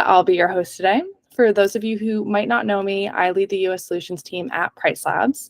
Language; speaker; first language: English; native; English